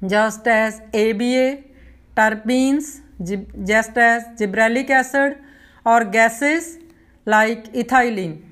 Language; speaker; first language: English; non-native, local second language; Punjabi